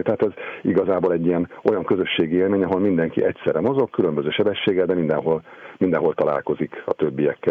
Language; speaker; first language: Hungarian; native; Hungarian